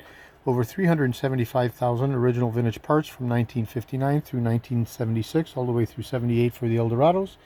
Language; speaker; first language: English; native; English